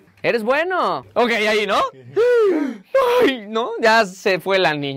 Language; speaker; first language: Spanish; native; Spanish